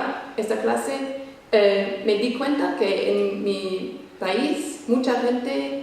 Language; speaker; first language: Spanish; non-native, fluent; English